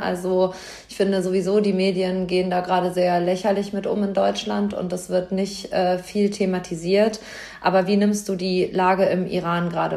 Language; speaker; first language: German; native; German